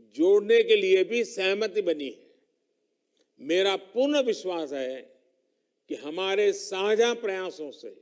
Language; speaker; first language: Hindi; non-native, local second language; Gujarati